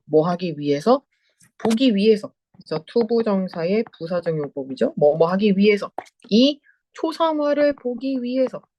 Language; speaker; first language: Korean; native; Korean